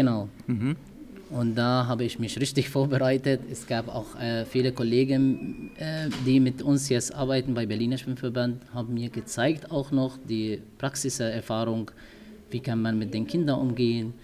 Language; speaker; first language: German; non-native, learner; Arabic